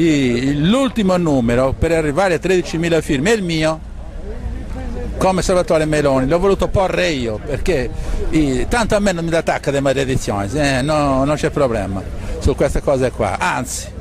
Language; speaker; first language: Italian; non-native, local second language; Sardinian